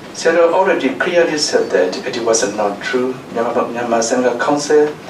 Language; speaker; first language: English; non-native, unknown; Burmese